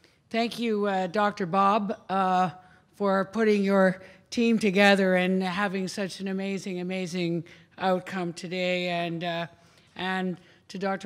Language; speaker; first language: English; native; English